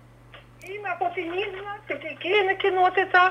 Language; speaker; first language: Greek; non-native, fluent; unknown